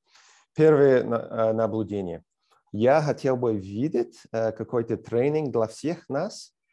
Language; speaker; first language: Russian; non-native, fluent; English